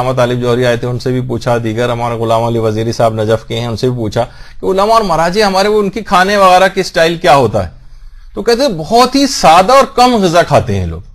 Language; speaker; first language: Urdu; native; Urdu